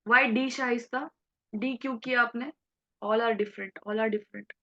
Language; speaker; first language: Hindi; non-native, local second language; Marathi